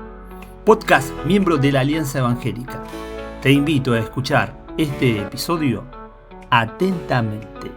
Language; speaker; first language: Spanish; native; Spanish